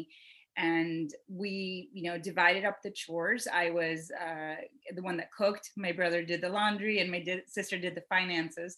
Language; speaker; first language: English; non-native, fluent; Spanish